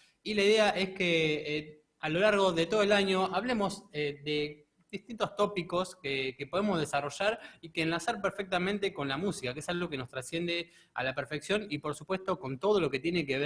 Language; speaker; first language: Spanish; native; Spanish